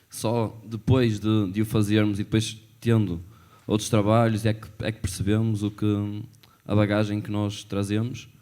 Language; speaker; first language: Portuguese; native; Portuguese